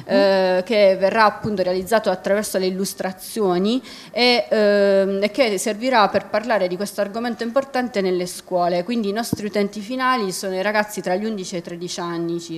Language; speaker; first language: Italian; native; Italian